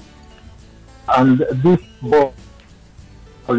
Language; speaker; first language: English; non-native, local second language; Igbo